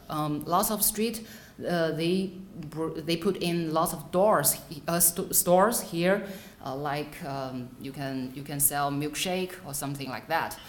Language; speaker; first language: English; non-native, fluent; Chinese